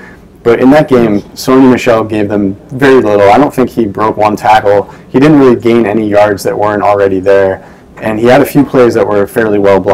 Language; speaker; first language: English; native; English